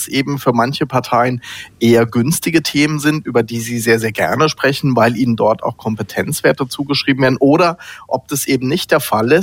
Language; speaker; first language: German; native; German